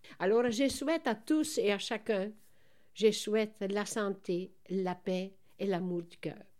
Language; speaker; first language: French; non-native, fluent; Italian